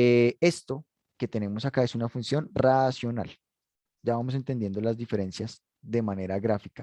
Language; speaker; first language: Spanish; native; Spanish